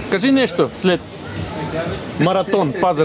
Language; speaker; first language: Bulgarian; non-native, learner; Russian